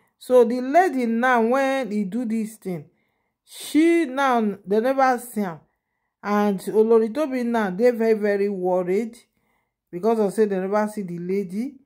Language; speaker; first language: Nigerian Pidgin; non-native, local second language; Yoruba